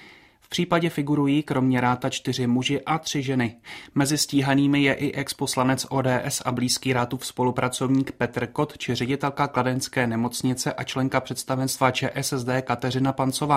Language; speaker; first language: Czech; native; Czech